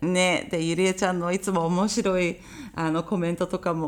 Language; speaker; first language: Japanese; native; Japanese